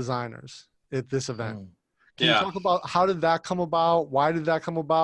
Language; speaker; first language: English; native; English